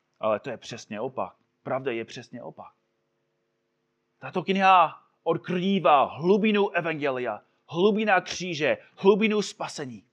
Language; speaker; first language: Czech; non-native, fluent; English